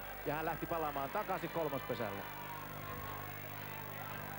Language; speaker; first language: Finnish; native; Finnish